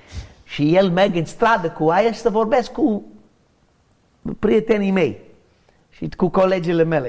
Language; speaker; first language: Romanian; non-native, learner; English